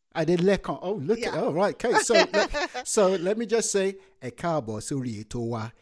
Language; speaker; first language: English; non-native, local second language; Yoruba